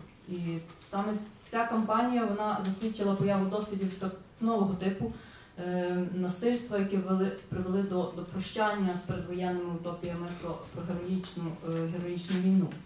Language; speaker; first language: Ukrainian; native; Ukrainian